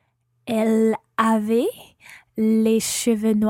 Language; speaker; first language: French; non-native, learner; English